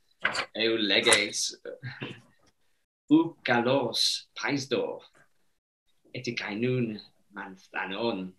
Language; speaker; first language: Greek; non-native, learner; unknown